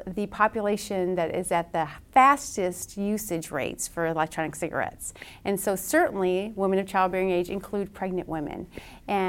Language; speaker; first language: English; native; English